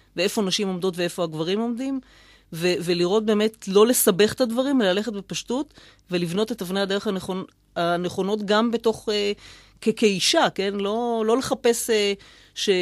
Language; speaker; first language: Hebrew; native; Hebrew